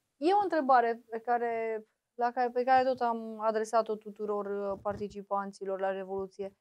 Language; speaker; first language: Romanian; native; Romanian